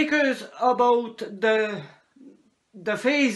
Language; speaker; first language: English; non-native, learner; Hungarian